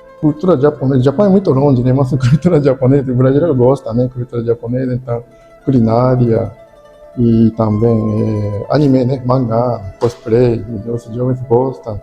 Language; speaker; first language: Portuguese; non-native, learner; Japanese